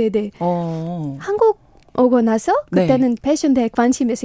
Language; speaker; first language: Korean; non-native, learner; Ukrainian